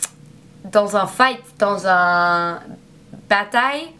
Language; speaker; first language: French; non-native, learner; English